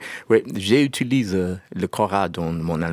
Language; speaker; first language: French; non-native, learner; English